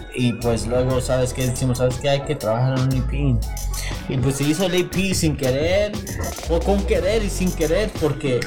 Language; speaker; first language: Spanish; early bilingual, heritage; Spanish